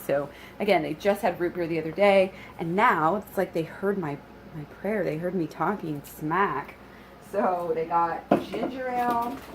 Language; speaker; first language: English; native; English